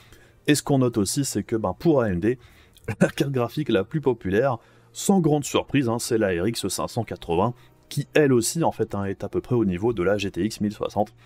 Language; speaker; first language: French; native; French